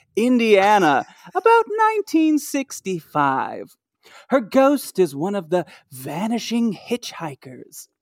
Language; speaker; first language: English; native; English